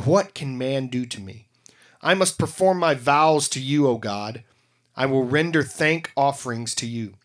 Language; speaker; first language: English; native; English